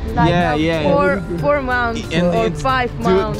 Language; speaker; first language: English; non-native, learner; Russian